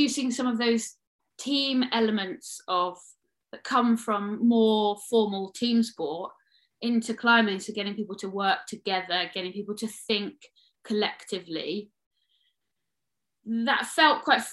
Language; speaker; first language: English; native; English